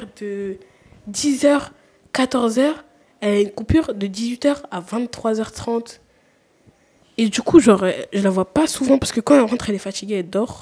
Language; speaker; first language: French; native; French